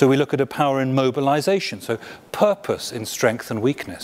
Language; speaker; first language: English; native; English